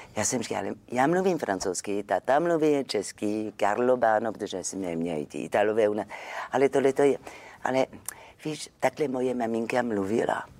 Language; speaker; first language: Czech; non-native, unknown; French